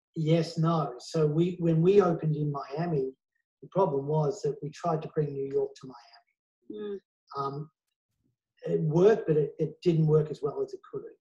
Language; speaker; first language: English; native; English